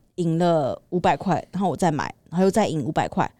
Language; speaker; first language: Chinese; non-native, fluent; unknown